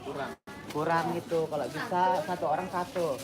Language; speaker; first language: Indonesian; native; Indonesian